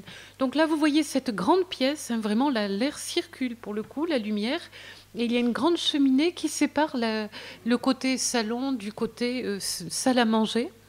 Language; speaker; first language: French; native; French